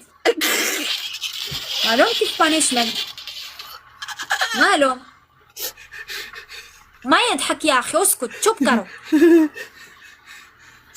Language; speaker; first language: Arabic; non-native, learner; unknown